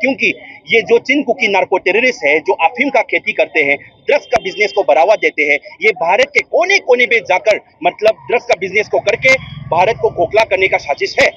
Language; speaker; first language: Hindi; non-native, local second language; Manipuri